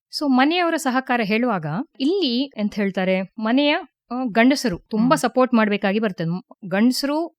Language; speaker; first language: Kannada; native; Kannada